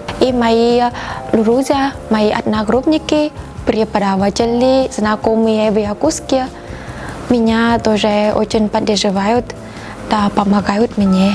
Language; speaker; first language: Russian; non-native, fluent; Vietnamese